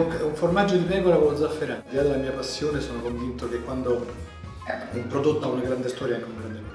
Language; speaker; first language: Italian; native; Italian